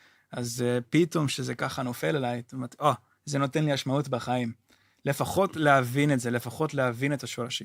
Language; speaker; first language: Hebrew; non-native, fluent; Dutch